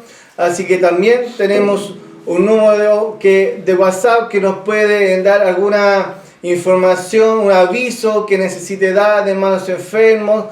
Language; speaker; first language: Spanish; native; Spanish